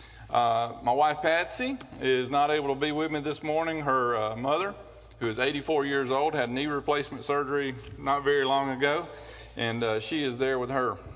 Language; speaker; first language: English; native; English